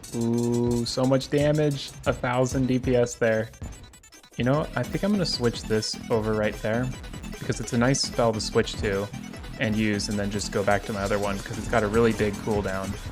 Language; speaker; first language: English; native; English